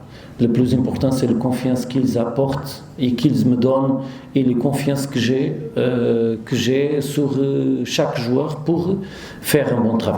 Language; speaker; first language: French; non-native, learner; Portuguese